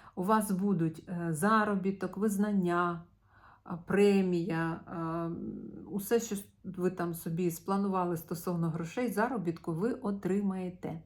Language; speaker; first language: Ukrainian; non-native, local second language; Russian